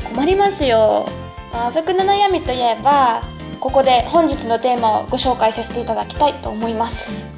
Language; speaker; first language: Japanese; non-native, fluent; Bulgarian